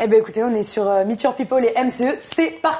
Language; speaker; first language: French; native; French